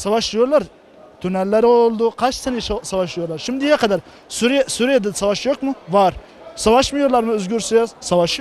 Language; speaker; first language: Turkish; non-native, learner; Arabic